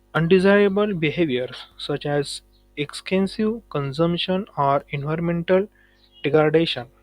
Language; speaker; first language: English; non-native, local second language; Marathi